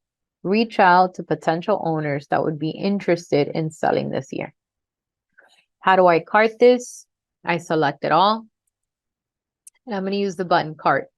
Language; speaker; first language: English; native; English